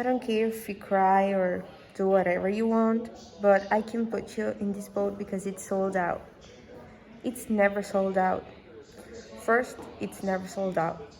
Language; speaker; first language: English; non-native, fluent; Spanish